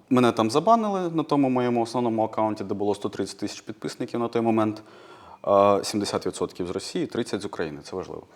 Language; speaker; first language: Ukrainian; non-native, local second language; Russian